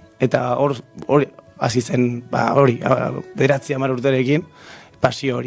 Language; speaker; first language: Basque; non-native, local second language; Spanish